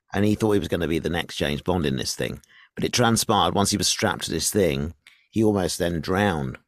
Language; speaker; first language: English; native; English